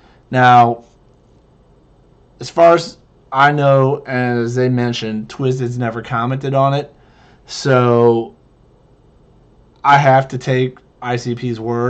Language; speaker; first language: English; native; English